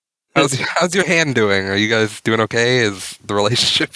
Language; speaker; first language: English; native; English